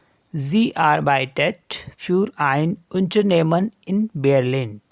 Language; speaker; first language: German; non-native, fluent; Hindi